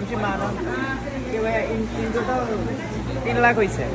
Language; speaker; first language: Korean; non-native, learner; Bangla